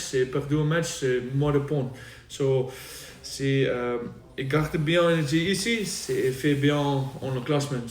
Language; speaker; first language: French; non-native, learner; English